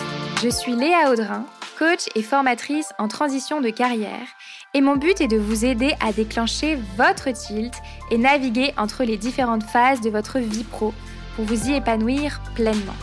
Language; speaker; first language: French; native; French